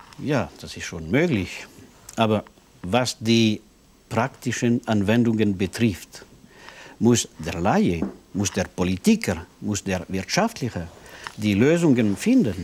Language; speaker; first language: German; non-native, local second language; French